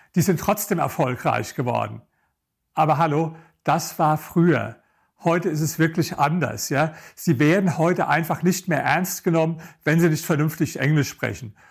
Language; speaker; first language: German; native; German